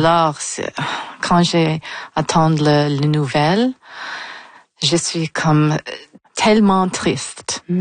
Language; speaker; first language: French; non-native, local second language; English